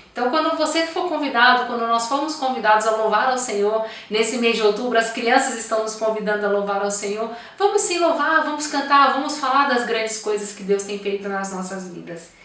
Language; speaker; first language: Portuguese; native; Portuguese